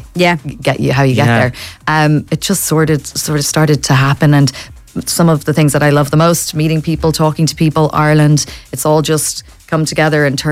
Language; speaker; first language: English; native; English